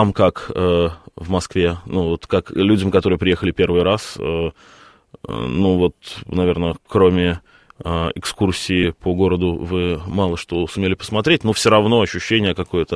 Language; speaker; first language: Russian; native; Russian